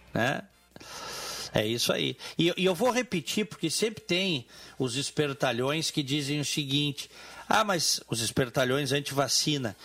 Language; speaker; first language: Portuguese; native; Portuguese